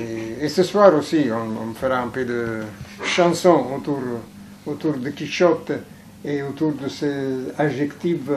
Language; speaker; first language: French; non-native, fluent; Italian